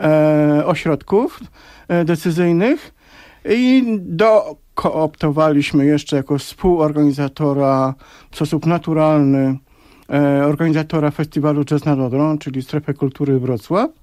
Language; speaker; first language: Polish; native; Polish